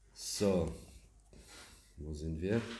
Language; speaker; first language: German; non-native, learner; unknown